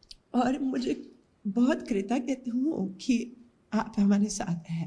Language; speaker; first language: Hindi; non-native, learner; English